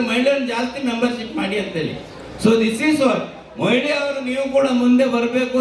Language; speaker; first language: Kannada; native; Kannada